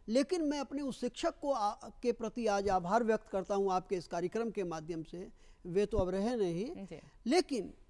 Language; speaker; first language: Hindi; native; Hindi